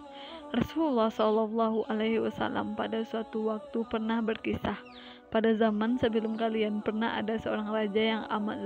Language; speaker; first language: Indonesian; native; Indonesian